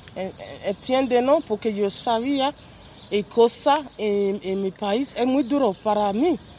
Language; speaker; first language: Spanish; non-native, learner; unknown